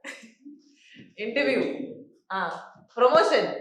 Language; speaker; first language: Tamil; non-native, learner; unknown